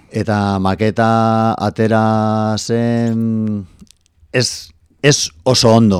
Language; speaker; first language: Basque; non-native, local second language; Spanish